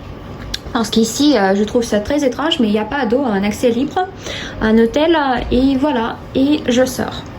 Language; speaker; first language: French; non-native, fluent; Russian